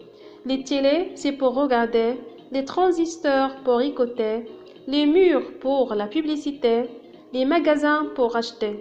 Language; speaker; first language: French; non-native, local second language; Arabic